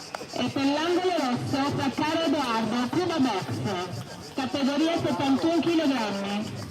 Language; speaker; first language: Italian; native; Italian